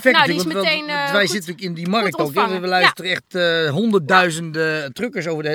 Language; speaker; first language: Dutch; native; Dutch